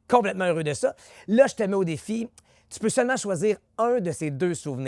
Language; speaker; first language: French; native; French